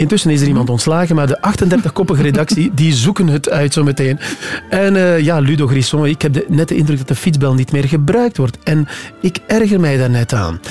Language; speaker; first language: Dutch; native; Dutch